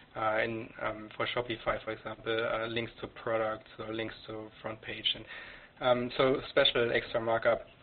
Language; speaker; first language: English; non-native, fluent; German